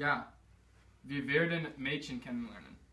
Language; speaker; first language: German; non-native, learner; English